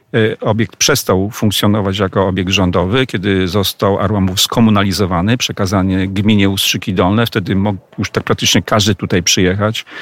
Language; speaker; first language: Polish; native; Polish